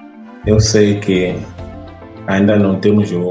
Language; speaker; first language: Portuguese; non-native, local second language; Tsonga